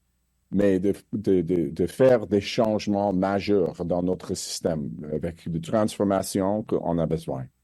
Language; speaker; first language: French; non-native, fluent; English